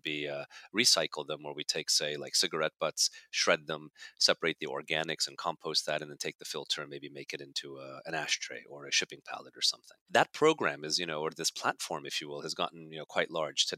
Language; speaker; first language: English; native; English